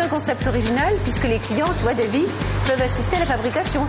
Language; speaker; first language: French; native; French